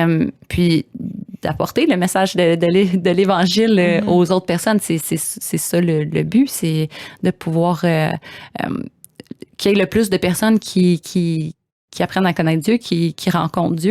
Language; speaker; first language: French; native; French